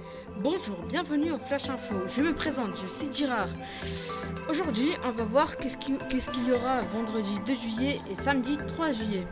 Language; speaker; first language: French; native; French